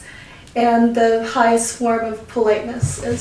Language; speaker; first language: English; early bilingual, other home language; Korean